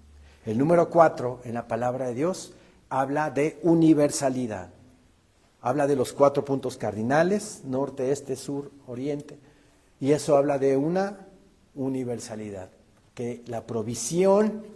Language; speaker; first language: Spanish; native; Spanish